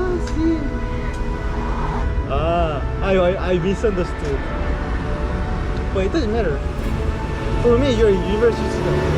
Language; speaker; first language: English; non-native, learner; Korean